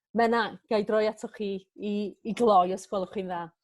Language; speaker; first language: Welsh; native; Welsh